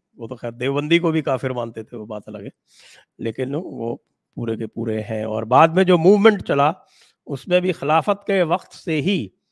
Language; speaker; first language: Hindi; native; Hindi